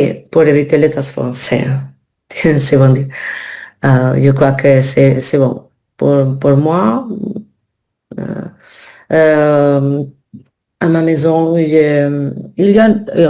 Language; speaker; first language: French; non-native, learner; Spanish